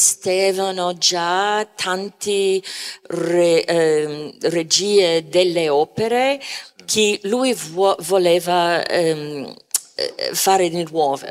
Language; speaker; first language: Italian; non-native, fluent; English